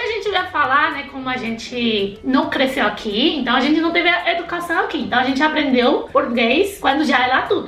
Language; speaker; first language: Portuguese; non-native, fluent; Chinese